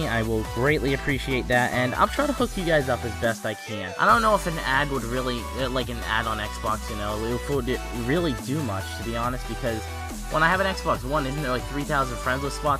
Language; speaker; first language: English; native; English